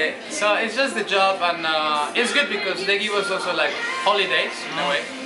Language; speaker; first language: English; non-native, fluent; Spanish